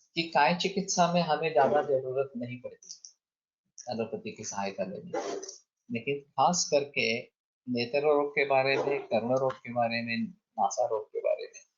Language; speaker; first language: Hindi; non-native, local second language; Marathi